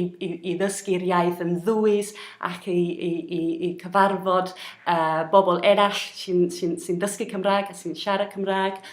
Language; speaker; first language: Welsh; non-native, learner; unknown